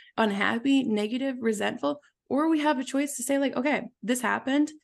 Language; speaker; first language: English; native; English